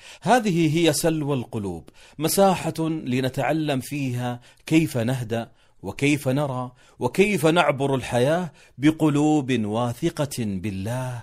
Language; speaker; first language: Arabic; native; Arabic